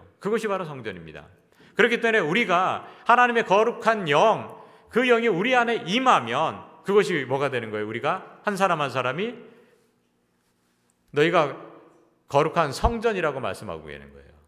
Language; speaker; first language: Korean; native; Korean